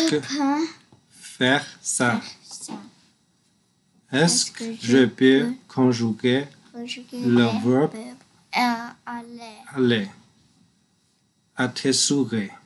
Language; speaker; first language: French; non-native, learner; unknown